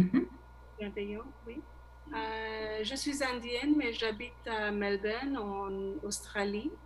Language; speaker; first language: French; non-native, learner; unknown